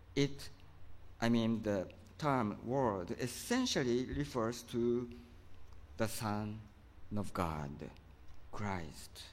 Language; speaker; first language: English; non-native, fluent; Japanese